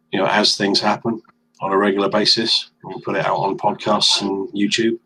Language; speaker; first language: English; native; English